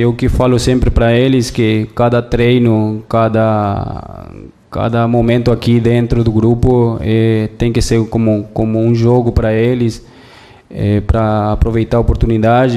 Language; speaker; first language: Portuguese; non-native, fluent; Spanish